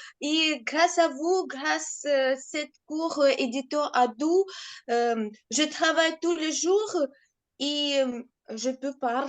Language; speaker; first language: French; non-native, learner; Ukrainian